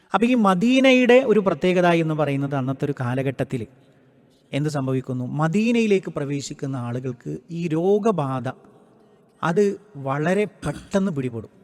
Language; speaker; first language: Malayalam; native; Malayalam